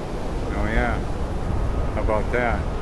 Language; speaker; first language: English; native; English